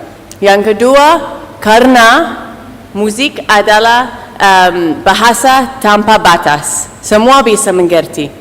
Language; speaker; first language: Indonesian; non-native, fluent; English